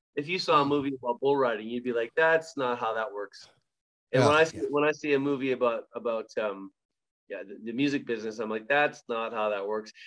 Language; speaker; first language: English; native; English